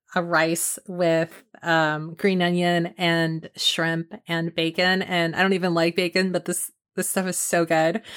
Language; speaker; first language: English; early bilingual, other home language; Spanish